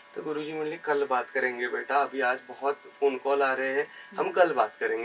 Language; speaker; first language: Hindi; non-native, local second language; Marathi